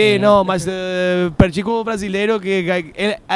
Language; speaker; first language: Portuguese; non-native, learner; Spanish